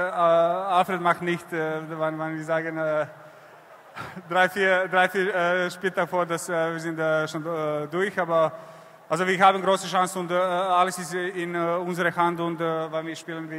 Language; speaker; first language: German; non-native, learner; Serbian